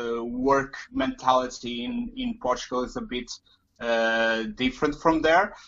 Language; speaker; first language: English; non-native, fluent; Portuguese